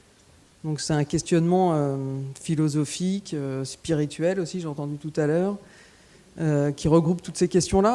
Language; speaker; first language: French; native; French